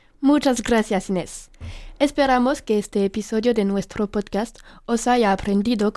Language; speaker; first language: Spanish; non-native, learner; French